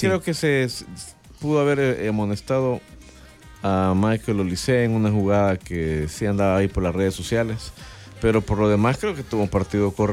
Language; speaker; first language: Spanish; native; Spanish